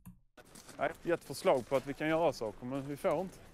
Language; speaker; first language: Swedish; native; Swedish